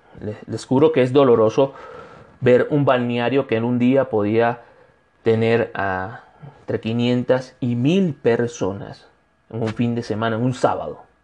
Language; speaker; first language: Spanish; native; Spanish